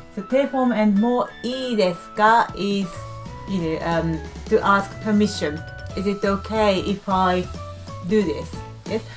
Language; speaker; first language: English; non-native, fluent; Japanese